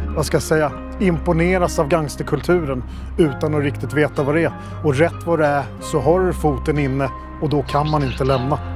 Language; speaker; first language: Swedish; native; Swedish